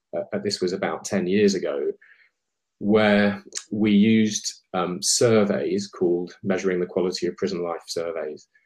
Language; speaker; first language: English; native; English